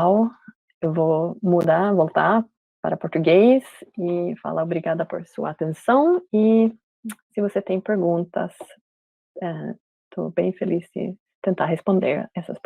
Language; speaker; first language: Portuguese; non-native, fluent; Swedish